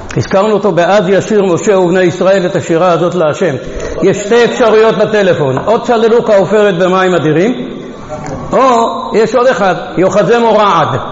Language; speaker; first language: Hebrew; non-native, fluent; Hungarian